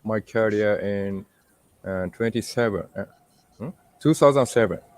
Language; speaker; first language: English; non-native, learner; Japanese